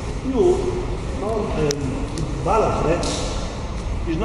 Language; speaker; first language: English; non-native, learner; Italian